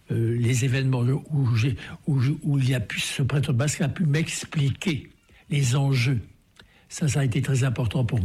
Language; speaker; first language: French; native; French